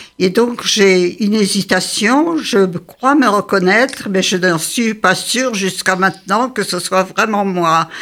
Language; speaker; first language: French; early bilingual, other home language; Yiddish